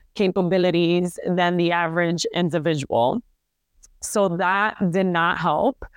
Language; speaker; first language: English; early bilingual, other home language; Spanish